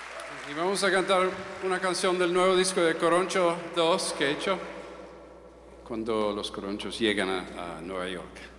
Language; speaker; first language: Spanish; non-native, fluent; English